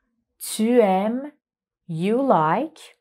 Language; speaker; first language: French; non-native, fluent; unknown